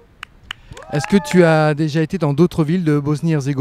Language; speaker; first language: French; native; French